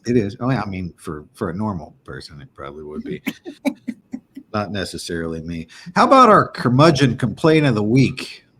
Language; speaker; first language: English; native; English